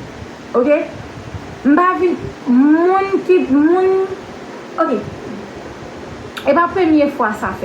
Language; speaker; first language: French; non-native, local second language; Haitian Creole